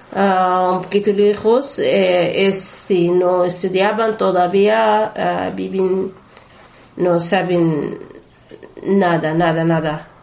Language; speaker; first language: Spanish; non-native, learner; Arabic